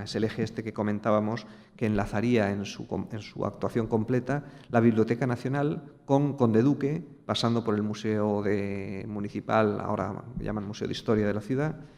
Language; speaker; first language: Spanish; native; Spanish